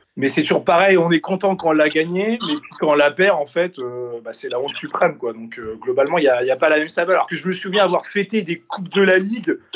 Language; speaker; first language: French; native; French